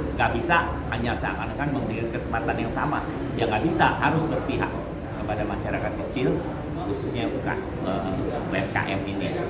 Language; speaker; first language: Indonesian; early bilingual, heritage; Indonesian